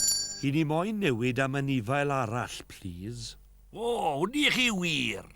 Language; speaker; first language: Welsh; native; Welsh